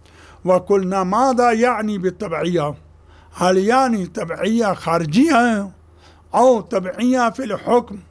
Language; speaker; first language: Arabic; non-native, fluent; Urdu